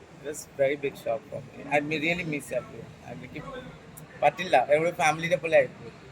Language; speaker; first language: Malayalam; non-native, learner; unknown